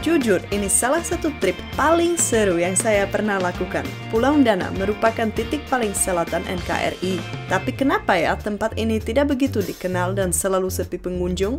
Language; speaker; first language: Indonesian; non-native, fluent; Czech